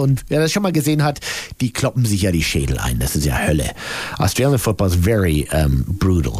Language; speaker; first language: German; native; German